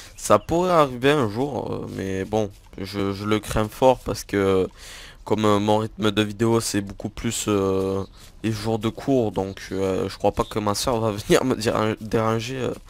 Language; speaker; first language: French; native; French